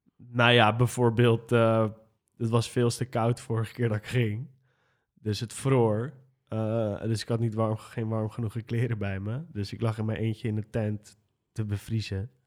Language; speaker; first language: Dutch; native; Dutch